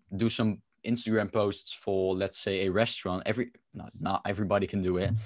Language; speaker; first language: English; non-native, fluent; Dutch